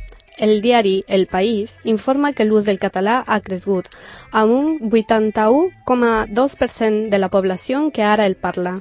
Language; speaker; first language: Catalan; non-native, learner; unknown